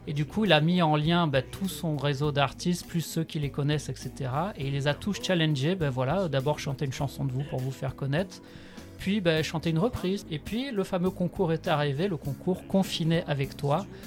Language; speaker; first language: French; native; French